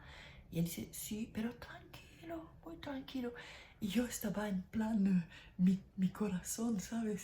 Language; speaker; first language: Spanish; non-native, learner; French